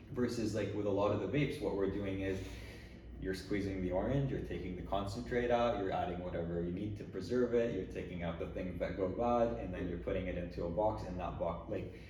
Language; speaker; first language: English; early bilingual, other home language; Arabic